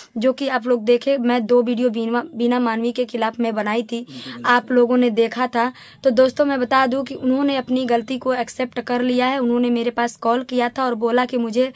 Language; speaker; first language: Hindi; native; Hindi